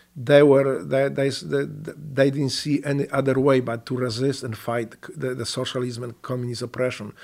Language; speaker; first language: English; non-native, fluent; Polish